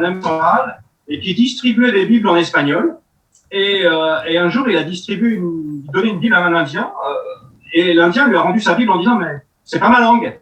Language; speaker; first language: French; native; French